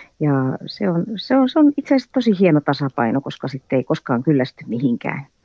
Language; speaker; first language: Finnish; early bilingual, heritage; Finnish